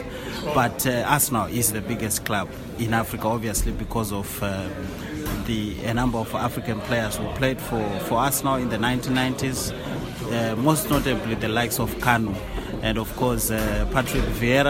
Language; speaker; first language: English; non-native, local second language; Shona